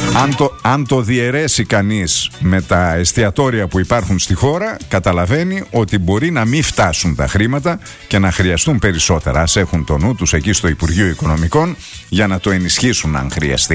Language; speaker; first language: Greek; native; Greek